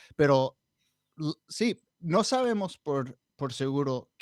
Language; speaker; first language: Spanish; non-native, fluent; English